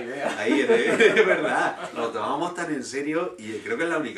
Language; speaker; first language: Spanish; native; Spanish